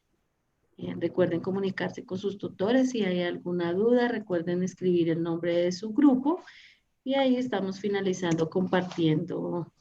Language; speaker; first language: Spanish; native; Spanish